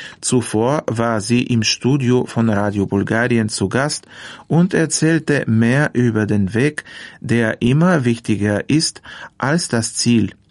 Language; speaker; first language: German; non-native, fluent; Bulgarian